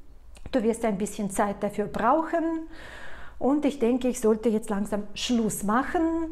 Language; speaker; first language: German; non-native, fluent; Russian